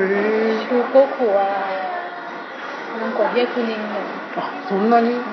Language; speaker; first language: Japanese; non-native, learner; Thai